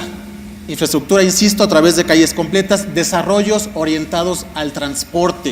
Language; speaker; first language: Spanish; native; Spanish